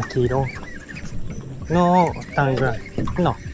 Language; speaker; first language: Spanish; non-native, learner; Japanese